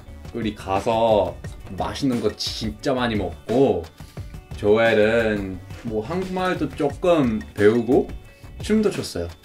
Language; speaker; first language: Korean; non-native, fluent; English